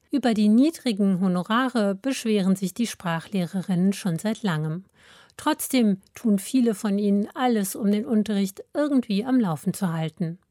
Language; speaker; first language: German; native; German